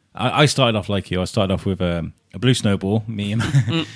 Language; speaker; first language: English; native; English